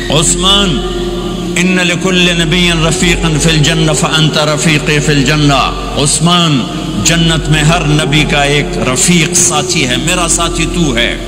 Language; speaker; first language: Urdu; non-native, local second language; Punjabi